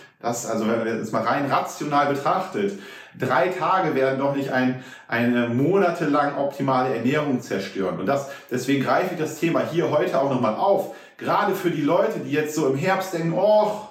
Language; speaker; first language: German; native; German